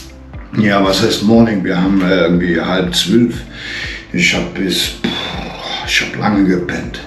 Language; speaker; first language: German; native; German